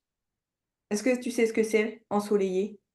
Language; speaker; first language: French; native; French